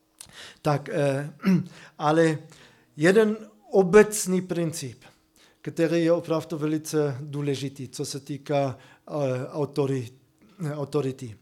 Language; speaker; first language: Czech; non-native, fluent; German